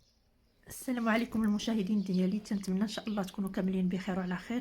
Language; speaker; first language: Arabic; native; Arabic